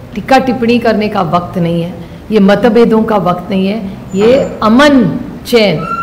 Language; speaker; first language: Hindi; non-native, local second language; Marathi